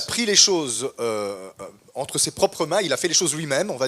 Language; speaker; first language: French; native; French